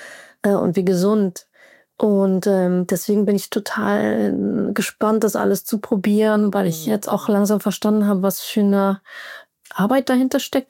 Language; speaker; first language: German; native; German